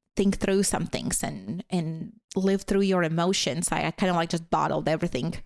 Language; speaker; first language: English; non-native, fluent; Latvian